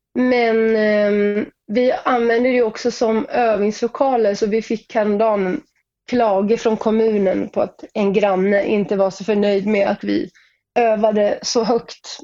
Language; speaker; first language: Swedish; native; Swedish